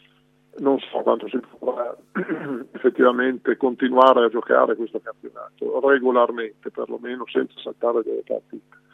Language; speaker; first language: Italian; native; Italian